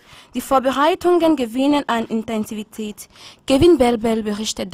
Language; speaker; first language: German; non-native, fluent; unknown